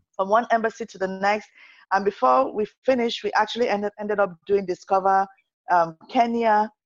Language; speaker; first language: English; non-native, local second language; Yoruba